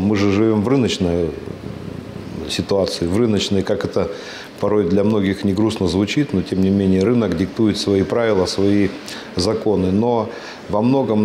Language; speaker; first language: Russian; native; Russian